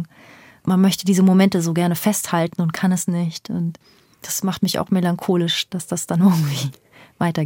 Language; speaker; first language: German; early bilingual, other home language; Persian